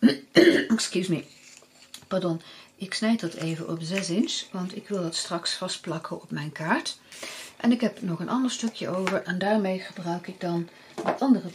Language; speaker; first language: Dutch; native; Dutch